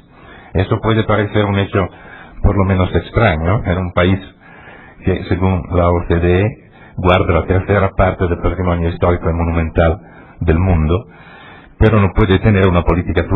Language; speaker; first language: Spanish; non-native, fluent; Italian